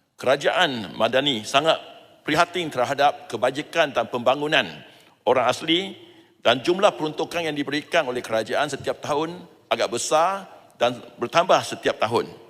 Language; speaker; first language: Malay; non-native, local second language; Chinese